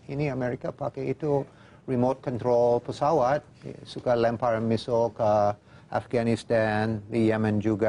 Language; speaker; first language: Indonesian; non-native, fluent; English